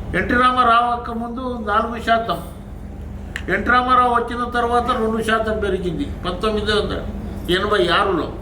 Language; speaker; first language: Telugu; non-native, local second language; Lambadi